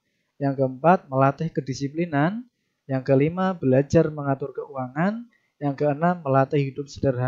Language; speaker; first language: Indonesian; native; Indonesian